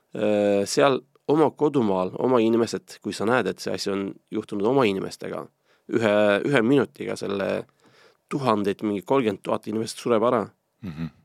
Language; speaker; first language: Estonian; non-native, fluent; Turkish